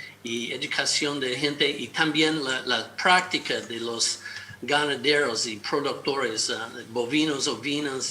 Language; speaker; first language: Spanish; non-native, fluent; English